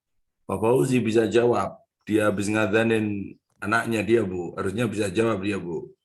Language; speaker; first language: Indonesian; native; Indonesian